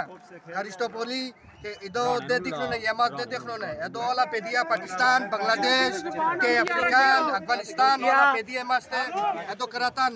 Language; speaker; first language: Greek; non-native, learner; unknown